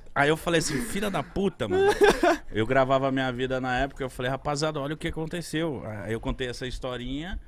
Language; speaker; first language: Portuguese; native; Portuguese